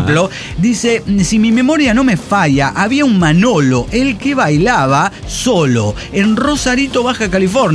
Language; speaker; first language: Spanish; native; Spanish